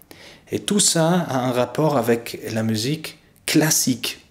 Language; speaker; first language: French; non-native, fluent; German